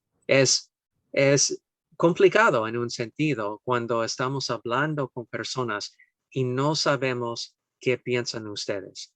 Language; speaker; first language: Spanish; non-native, fluent; English